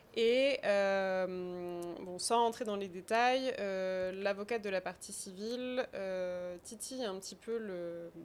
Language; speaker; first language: French; native; French